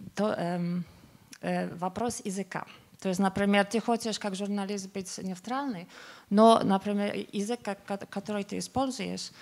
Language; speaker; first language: Russian; non-native, fluent; English